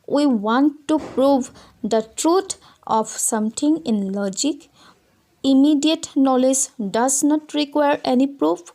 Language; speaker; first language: English; non-native, local second language; Assamese